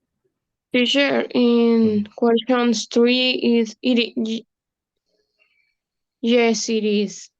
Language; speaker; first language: English; non-native, learner; Spanish